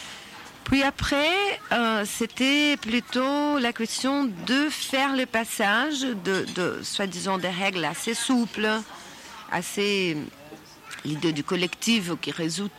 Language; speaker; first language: French; non-native, fluent; Portuguese